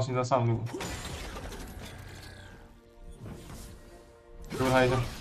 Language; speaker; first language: Chinese; native; Chinese